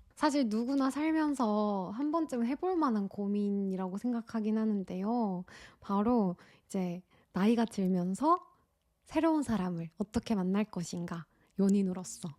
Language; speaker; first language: Korean; non-native, fluent; Turkish